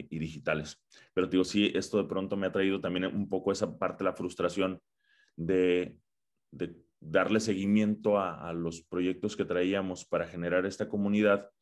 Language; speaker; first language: Spanish; native; Spanish